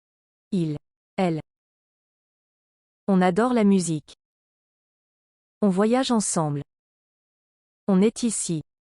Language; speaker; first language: French; non-native, learner; English